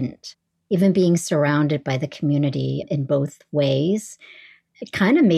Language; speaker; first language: English; early bilingual, other home language; Vietnamese